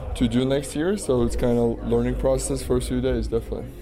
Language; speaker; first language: English; non-native, fluent; Russian